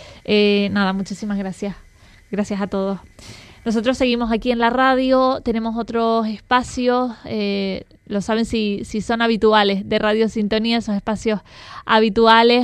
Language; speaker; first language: Spanish; native; Spanish